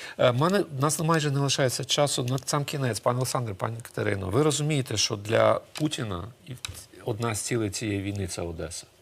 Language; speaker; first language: Ukrainian; early bilingual, other home language; Russian